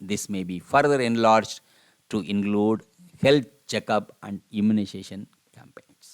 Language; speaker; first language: English; non-native, local second language; Tamil